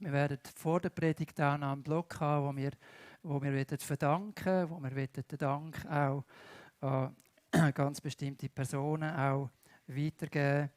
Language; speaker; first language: German; native; German